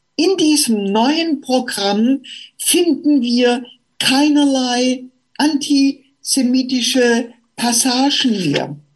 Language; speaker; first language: German; native; German